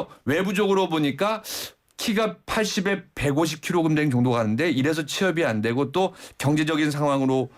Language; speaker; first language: Korean; native; Korean